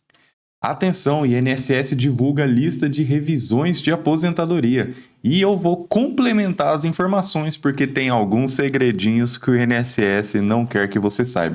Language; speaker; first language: Portuguese; native; Portuguese